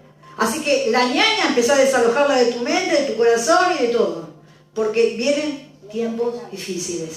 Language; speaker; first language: Spanish; native; Spanish